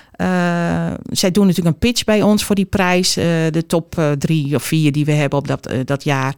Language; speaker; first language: Dutch; native; Dutch